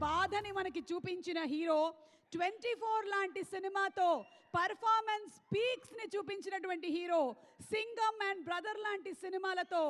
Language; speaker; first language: Telugu; native; Telugu